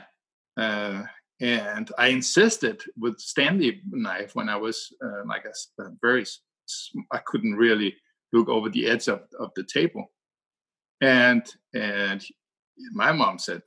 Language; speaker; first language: English; non-native, fluent; Danish